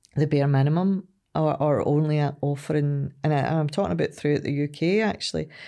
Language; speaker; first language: English; native; English